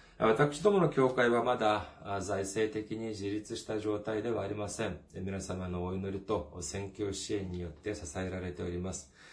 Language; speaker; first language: Japanese; non-native, fluent; Korean